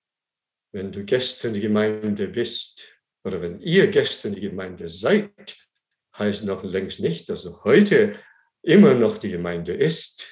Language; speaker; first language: German; non-native, fluent; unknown